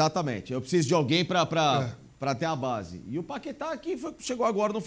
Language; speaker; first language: Portuguese; native; Portuguese